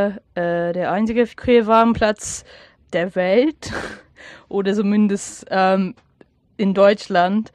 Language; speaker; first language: German; non-native, fluent; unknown